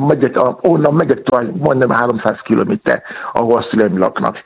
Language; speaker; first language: Hungarian; non-native, learner; Yoruba